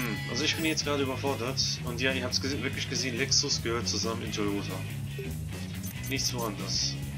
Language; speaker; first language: German; native; German